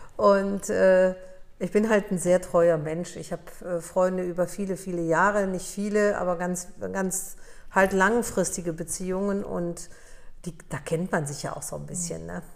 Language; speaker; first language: German; early bilingual, other home language; Polish